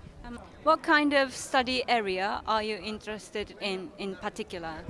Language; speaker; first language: English; non-native, learner; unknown